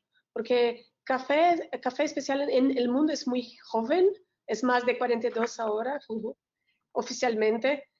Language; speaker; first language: Spanish; non-native, learner; Portuguese